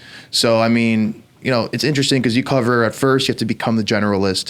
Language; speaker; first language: English; native; English